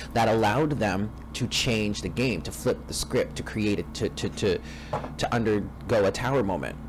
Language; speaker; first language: English; native; English